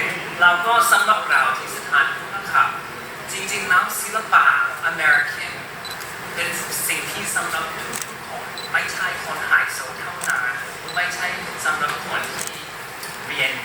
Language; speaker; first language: Thai; non-native, fluent; English